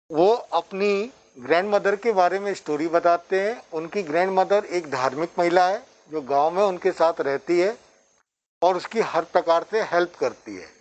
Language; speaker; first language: Hindi; native; Hindi